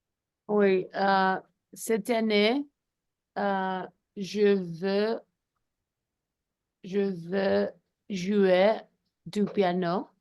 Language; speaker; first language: French; non-native, learner; Spanish